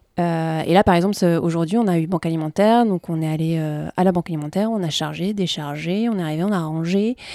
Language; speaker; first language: French; native; French